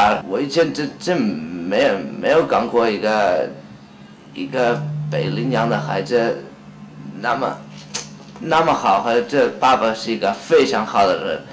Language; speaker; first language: Chinese; non-native, fluent; Spanish